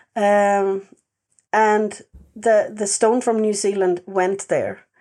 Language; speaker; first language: English; non-native, fluent; Swedish